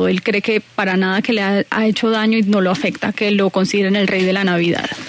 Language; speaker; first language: Spanish; native; Spanish